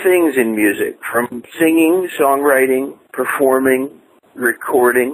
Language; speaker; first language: English; non-native, local second language; Filipino